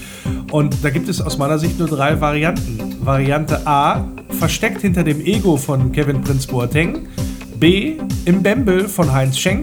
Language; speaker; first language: German; native; German